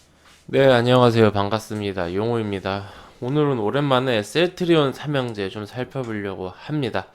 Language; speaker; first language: Korean; native; Korean